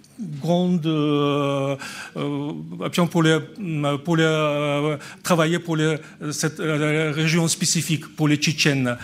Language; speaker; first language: French; non-native, learner; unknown